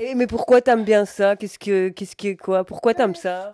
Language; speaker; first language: French; native; French